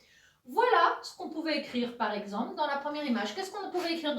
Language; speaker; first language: French; native; French